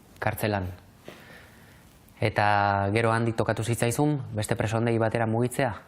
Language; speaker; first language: Basque; native; Basque